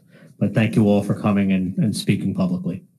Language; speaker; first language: English; native; English